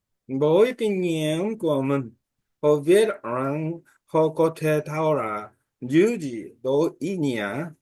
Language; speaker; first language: Vietnamese; non-native, learner; Korean